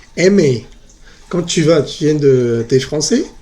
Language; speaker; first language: French; non-native, fluent; Spanish